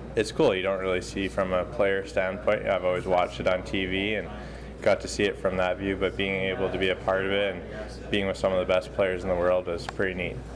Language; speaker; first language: English; native; English